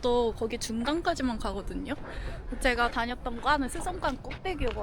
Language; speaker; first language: Korean; non-native, fluent; Japanese